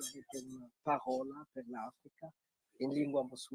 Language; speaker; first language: Italian; non-native, learner; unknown